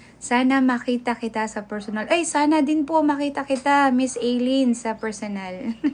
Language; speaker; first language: Filipino; native; Filipino